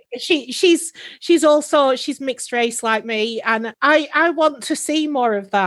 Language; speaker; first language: English; native; English